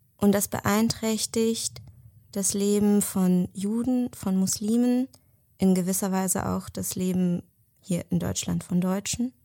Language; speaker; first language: German; early bilingual, other home language; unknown